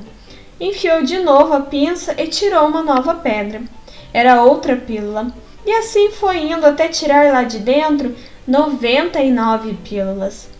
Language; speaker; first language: Portuguese; native; Portuguese